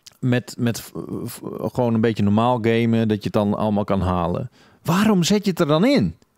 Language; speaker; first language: Dutch; native; Dutch